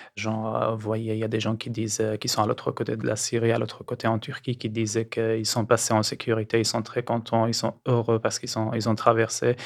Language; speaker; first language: French; non-native, fluent; Arabic